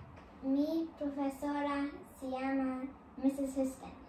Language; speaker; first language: Spanish; non-native, learner; Arabic